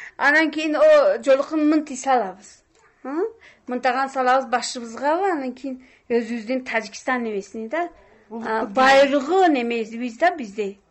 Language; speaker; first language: Kyrgyz; non-native, local second language; Tajik